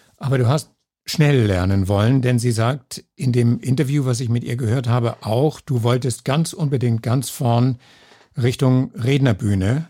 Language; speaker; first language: German; native; German